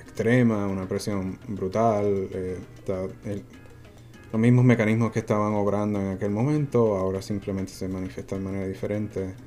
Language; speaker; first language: Spanish; native; Spanish